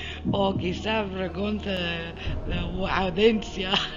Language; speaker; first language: Spanish; non-native, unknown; English